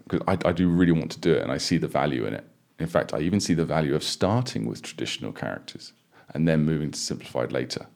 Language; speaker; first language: English; native; English